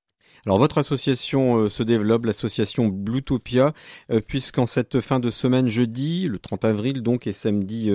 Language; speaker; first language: French; native; French